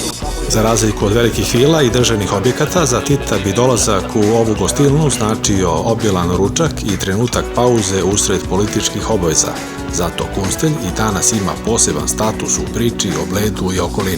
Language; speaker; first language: Serbian; native; Serbian